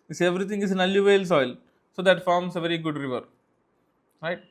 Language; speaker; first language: English; non-native, local second language; Telugu